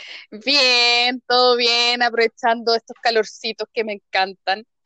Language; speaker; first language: Spanish; native; Spanish